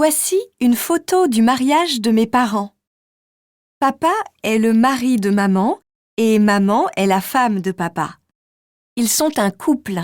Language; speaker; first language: French; native; French